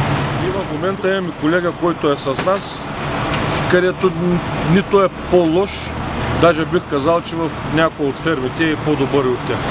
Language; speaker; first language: Bulgarian; native; Bulgarian